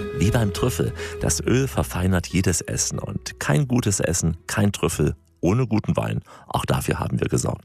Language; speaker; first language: German; native; German